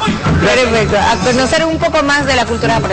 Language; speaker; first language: Spanish; native; Spanish